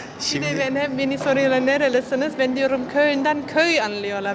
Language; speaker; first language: Turkish; native; Turkish